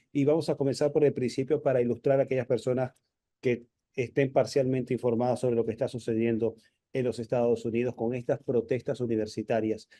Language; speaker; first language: Spanish; native; Spanish